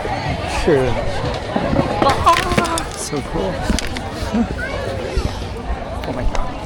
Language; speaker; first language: English; non-native, learner; Chinese